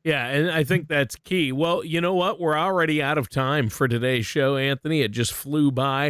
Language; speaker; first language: English; native; English